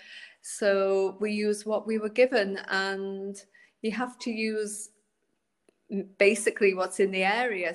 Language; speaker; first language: English; native; English